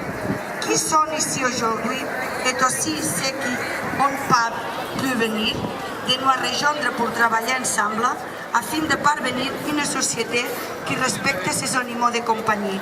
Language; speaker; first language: French; non-native, learner; Spanish